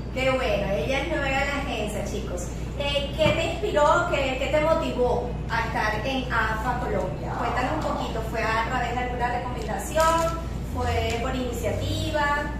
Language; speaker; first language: Spanish; native; Spanish